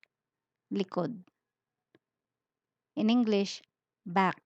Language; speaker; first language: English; non-native, local second language; Filipino